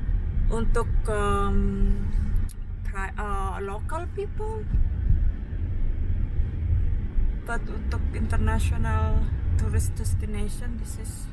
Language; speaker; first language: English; non-native, fluent; Indonesian